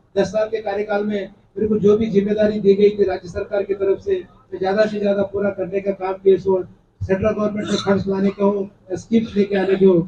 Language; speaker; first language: Hindi; non-native, local second language; Telugu